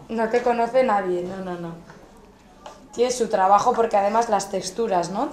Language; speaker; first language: Spanish; native; Spanish